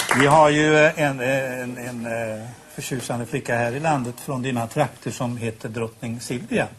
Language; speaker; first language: Swedish; native; Swedish